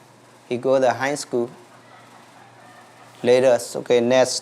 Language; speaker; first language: English; non-native, learner; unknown